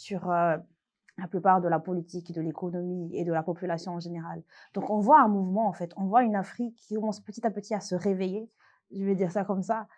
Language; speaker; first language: French; non-native, local second language; Malagasy